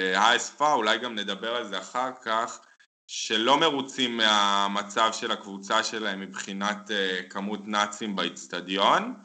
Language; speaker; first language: Hebrew; native; Hebrew